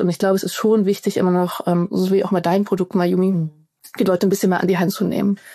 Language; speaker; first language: German; native; German